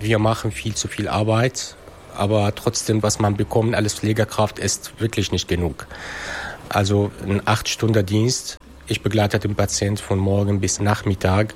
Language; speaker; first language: German; non-native, fluent; Arabic